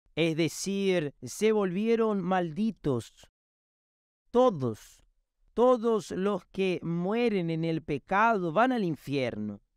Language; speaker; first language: Spanish; non-native, fluent; Portuguese